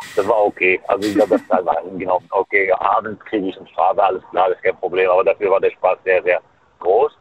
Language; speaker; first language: German; non-native, fluent; Arabic